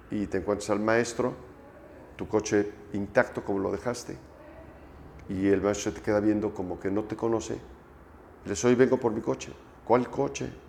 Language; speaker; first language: Spanish; native; Spanish